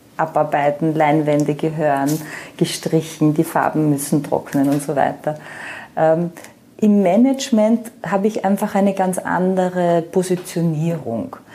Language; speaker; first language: German; native; German